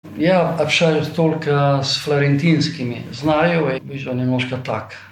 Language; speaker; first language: Russian; non-native, fluent; Italian